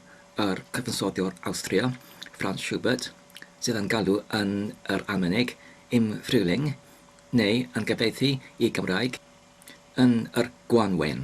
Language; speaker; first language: Welsh; non-native, learner; English